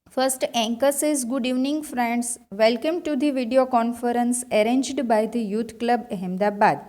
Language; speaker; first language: English; non-native, local second language; Gujarati